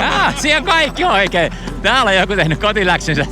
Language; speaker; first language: Finnish; native; Finnish